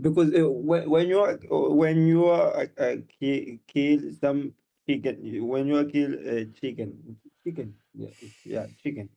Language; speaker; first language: English; non-native, learner; Portuguese